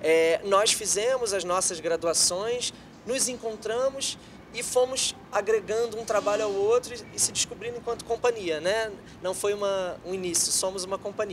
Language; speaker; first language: Portuguese; native; Portuguese